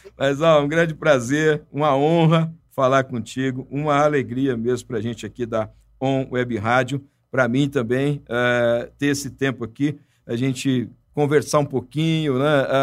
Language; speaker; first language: Portuguese; native; Portuguese